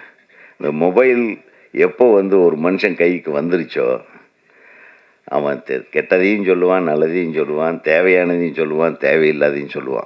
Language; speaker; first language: Tamil; native; Tamil